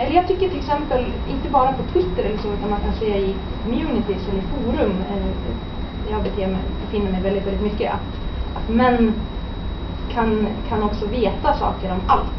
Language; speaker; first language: Swedish; native; Swedish